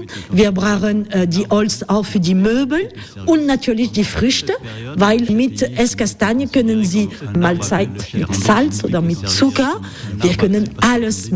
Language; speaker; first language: German; non-native, learner; French